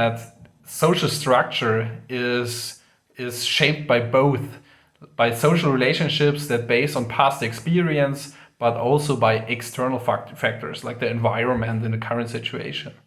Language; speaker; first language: English; non-native, fluent; German